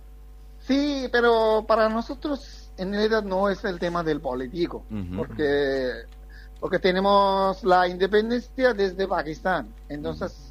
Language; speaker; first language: Spanish; non-native, fluent; Bangla